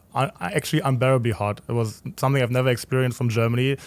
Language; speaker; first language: English; non-native, fluent; German